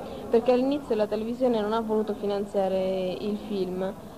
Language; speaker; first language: Italian; native; Italian